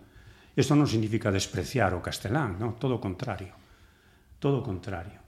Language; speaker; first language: Galician; native; Galician